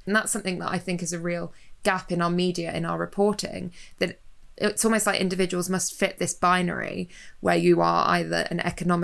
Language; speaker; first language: English; native; English